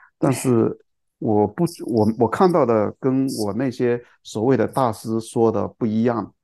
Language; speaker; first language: Chinese; non-native, local second language; Cantonese